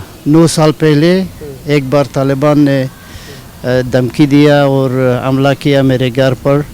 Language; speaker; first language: Hindi; non-native, learner; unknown